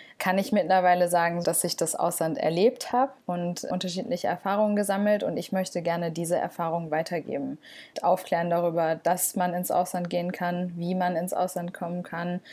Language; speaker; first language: German; early bilingual, other home language; Turkish